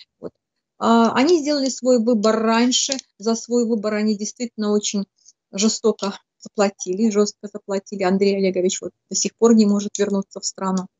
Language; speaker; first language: Russian; native; Russian